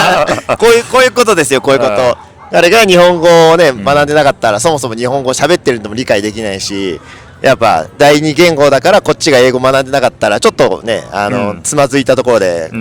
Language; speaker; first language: Japanese; native; Japanese